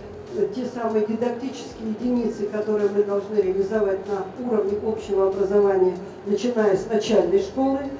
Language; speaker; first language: Russian; native; Russian